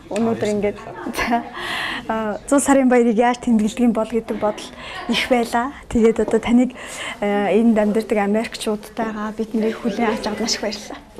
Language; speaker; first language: Mongolian; native; Mongolian